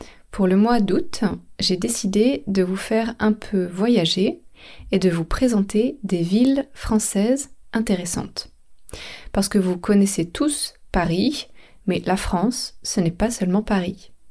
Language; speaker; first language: French; native; French